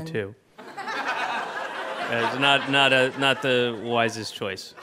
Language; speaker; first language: English; native; English